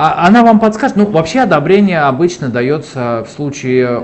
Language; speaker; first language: Russian; native; Russian